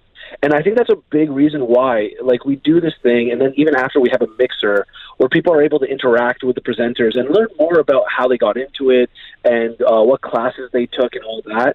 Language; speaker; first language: English; native; English